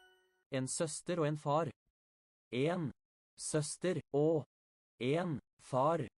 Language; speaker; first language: Norwegian; non-native, learner; English